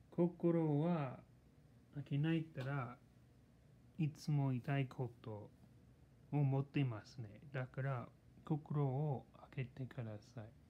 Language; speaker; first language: Japanese; non-native, learner; English